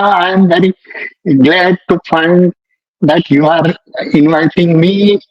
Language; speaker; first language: English; non-native, local second language; Hindi